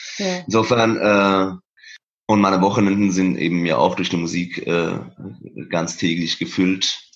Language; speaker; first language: German; early bilingual, other home language; Persian